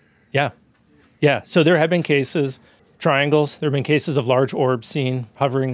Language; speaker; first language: English; native; English